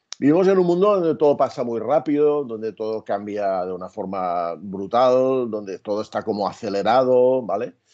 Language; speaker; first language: Spanish; native; Spanish